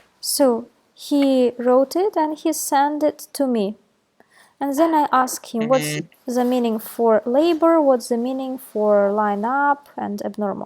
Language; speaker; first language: English; non-native, fluent; Russian